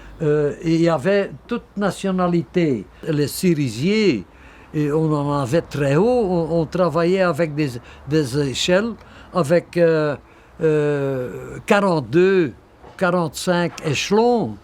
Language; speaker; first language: French; non-native, local second language; Dutch